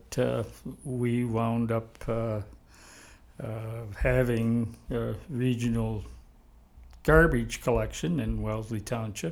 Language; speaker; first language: English; native; English